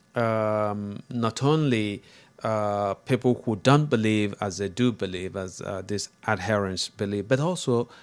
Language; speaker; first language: English; non-native, local second language; Igbo